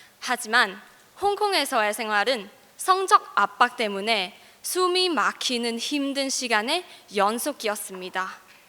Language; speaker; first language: Korean; non-native, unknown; Cantonese